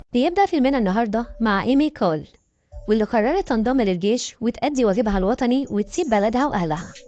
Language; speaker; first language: Arabic; native; Arabic